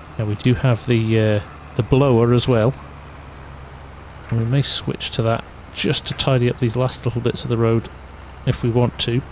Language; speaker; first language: English; native; English